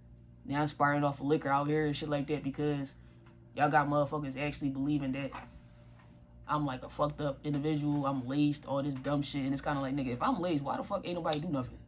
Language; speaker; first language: English; native; English